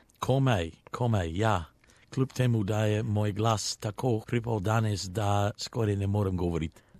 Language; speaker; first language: Slovenian; early bilingual, heritage; Slovenian